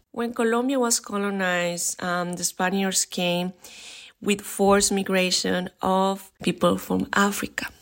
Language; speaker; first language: English; non-native, fluent; Spanish